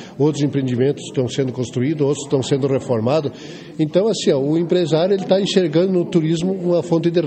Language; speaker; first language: Portuguese; native; Portuguese